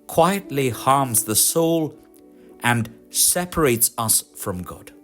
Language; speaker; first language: English; non-native, local second language; Malayalam